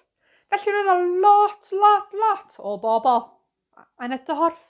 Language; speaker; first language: Welsh; non-native, fluent; English